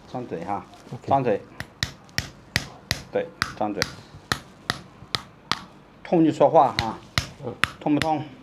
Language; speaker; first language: Chinese; native; Chinese